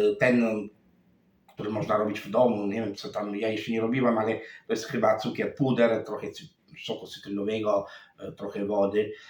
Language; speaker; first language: Polish; non-native, fluent; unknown